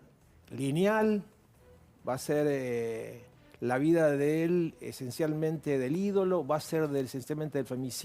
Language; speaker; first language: Spanish; native; Spanish